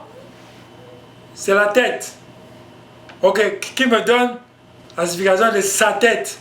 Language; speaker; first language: French; non-native, local second language; Basaa